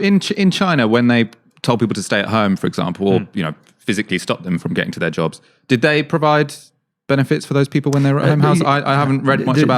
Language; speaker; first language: English; native; English